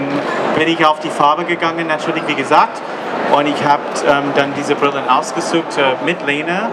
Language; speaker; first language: German; non-native, learner; English